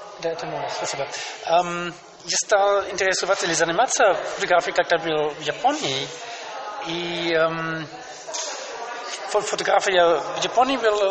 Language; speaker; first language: Russian; non-native, learner; German